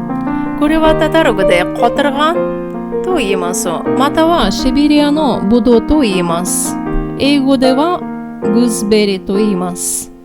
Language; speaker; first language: Japanese; non-native, fluent; Tatar